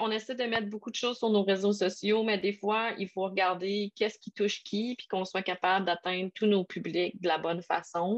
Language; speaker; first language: French; native; French